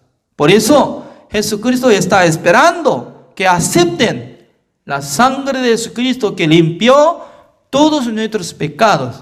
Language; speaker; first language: Spanish; non-native, fluent; Korean